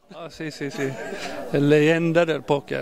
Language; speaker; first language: Spanish; non-native, fluent; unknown